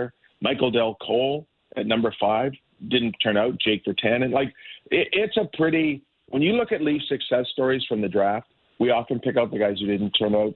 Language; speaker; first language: English; native; English